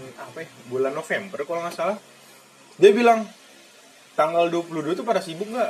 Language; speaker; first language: Indonesian; native; Indonesian